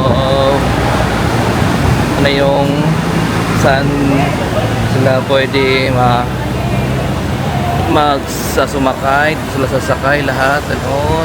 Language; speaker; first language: Filipino; non-native, local second language; Waray